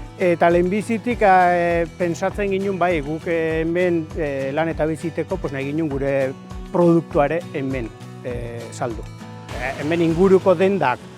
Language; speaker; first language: Basque; native; Basque